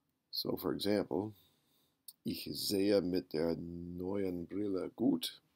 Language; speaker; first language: German; non-native, fluent; English